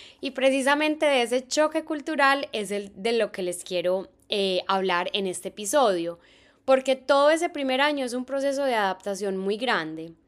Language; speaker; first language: Spanish; native; Spanish